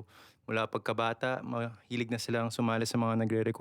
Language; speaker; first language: Filipino; native; Filipino